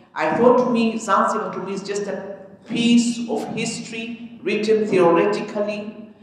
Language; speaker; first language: English; early bilingual, other home language; Arabic